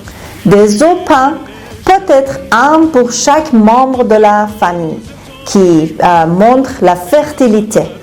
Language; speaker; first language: French; non-native, fluent; Persian